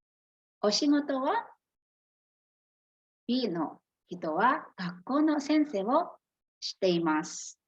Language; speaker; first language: Japanese; non-native, fluent; Indonesian